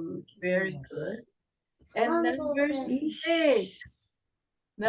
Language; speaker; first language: English; non-native, fluent; Portuguese